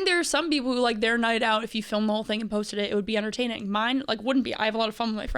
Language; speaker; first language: English; native; English